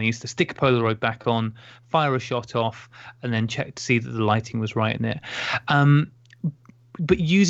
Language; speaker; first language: English; native; English